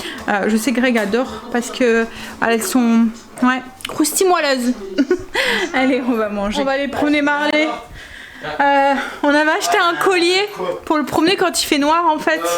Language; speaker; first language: French; native; French